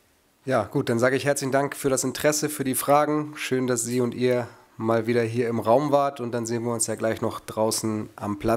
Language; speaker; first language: German; native; German